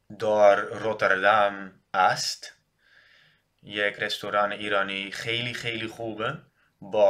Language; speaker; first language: Persian; non-native, learner; Dutch